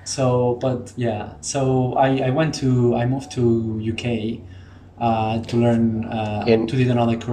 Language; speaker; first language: English; non-native, fluent; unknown